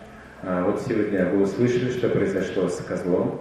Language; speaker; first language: Russian; native; Russian